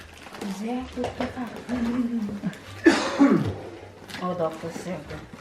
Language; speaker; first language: German; early bilingual, other home language; Filipino